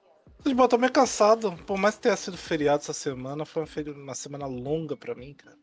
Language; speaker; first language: Portuguese; native; Portuguese